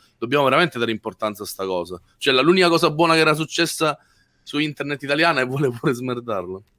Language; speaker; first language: Italian; native; Italian